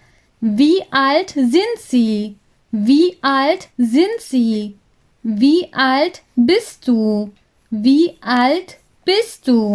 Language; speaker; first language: German; non-native, learner; Urdu